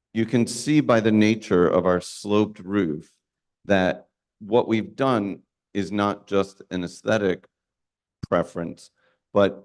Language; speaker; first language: English; native; English